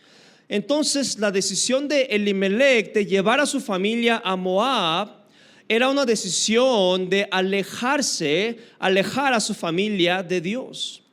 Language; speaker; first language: Spanish; native; Spanish